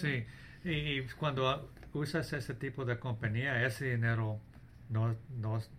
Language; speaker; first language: Spanish; early bilingual, heritage; English